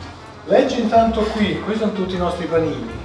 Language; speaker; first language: Italian; native; Italian